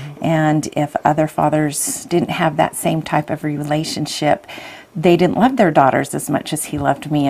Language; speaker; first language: English; native; English